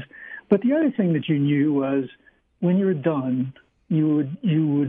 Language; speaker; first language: English; native; English